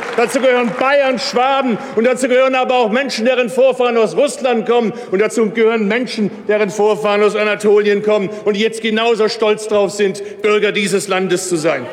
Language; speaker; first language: German; native; German